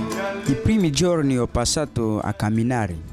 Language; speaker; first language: Italian; non-native, learner; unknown